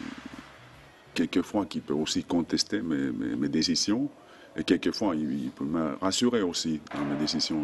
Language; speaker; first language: French; non-native, fluent; Finnish